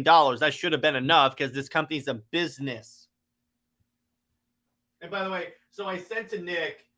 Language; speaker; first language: English; native; English